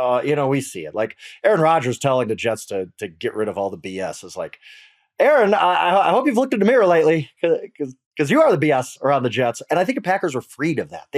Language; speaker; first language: English; native; English